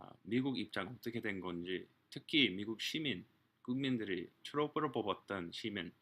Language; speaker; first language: Korean; non-native, fluent; English